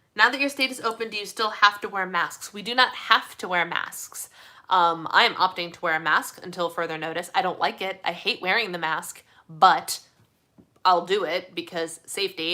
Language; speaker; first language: English; native; English